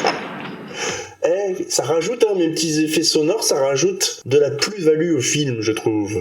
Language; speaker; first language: French; native; French